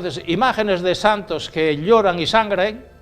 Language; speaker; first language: Spanish; native; Spanish